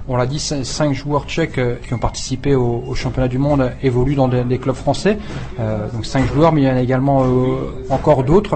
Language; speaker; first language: French; native; French